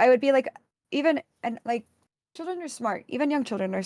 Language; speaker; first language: English; native; English